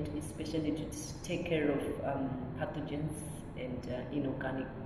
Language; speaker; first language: English; non-native, local second language; Shona